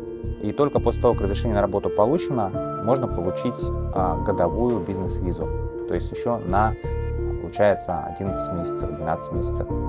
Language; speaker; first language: Russian; native; Russian